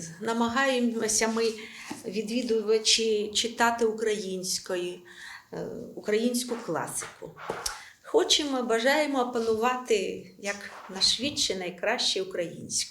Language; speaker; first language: Ukrainian; non-native, local second language; Russian